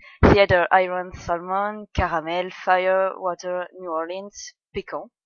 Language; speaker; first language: English; non-native, fluent; French